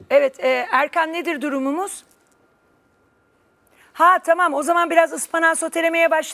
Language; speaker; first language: Turkish; native; Turkish